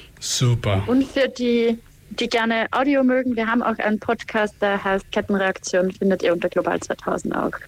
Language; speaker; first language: German; native; German